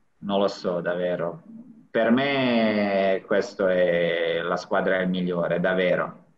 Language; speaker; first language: Italian; non-native, fluent; Serbian